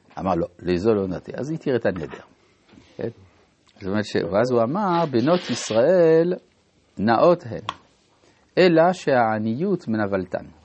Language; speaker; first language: Hebrew; non-native, fluent; French